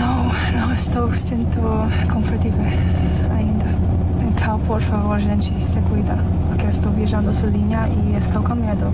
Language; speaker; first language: Portuguese; non-native, learner; English